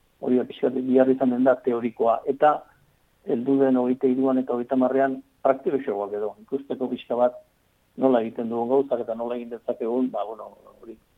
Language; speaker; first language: Basque; native; Basque